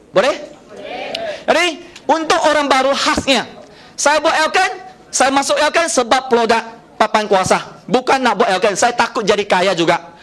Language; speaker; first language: Malay; non-native, local second language; Chinese